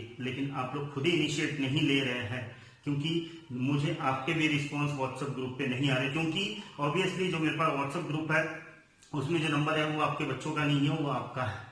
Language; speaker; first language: Hindi; non-native, local second language; Marathi